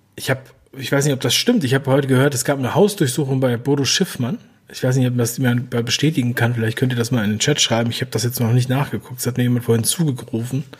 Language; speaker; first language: German; native; German